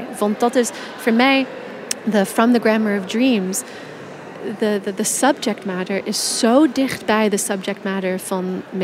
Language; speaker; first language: Dutch; non-native, fluent; English